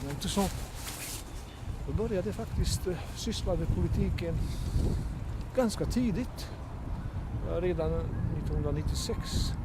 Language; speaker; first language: Swedish; non-native, fluent; Bosnian